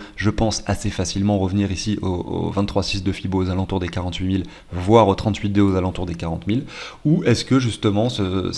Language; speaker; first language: French; native; French